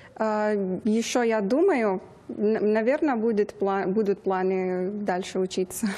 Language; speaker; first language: Russian; non-native, fluent; Persian